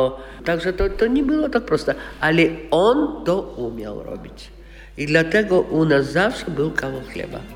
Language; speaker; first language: Polish; non-native, local second language; Russian